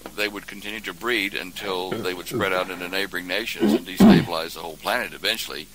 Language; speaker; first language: English; native; English